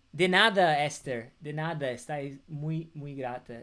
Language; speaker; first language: Spanish; non-native, learner; English